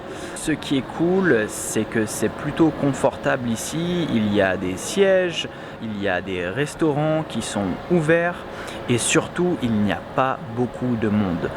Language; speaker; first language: French; native; French